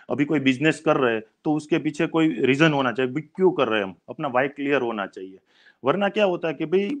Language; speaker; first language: Hindi; non-native, local second language; Gujarati